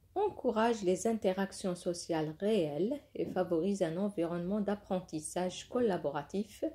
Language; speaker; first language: French; non-native, local second language; Arabic